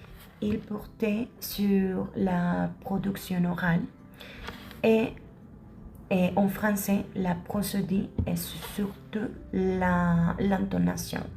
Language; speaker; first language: French; non-native, learner; Spanish